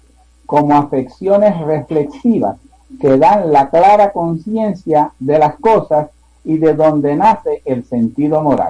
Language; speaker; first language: Spanish; native; Spanish